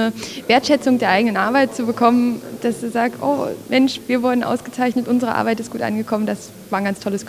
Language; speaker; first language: German; native; German